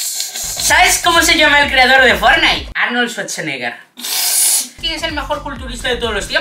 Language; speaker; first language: Spanish; native; Spanish